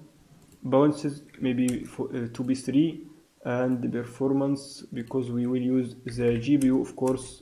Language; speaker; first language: English; non-native, fluent; Arabic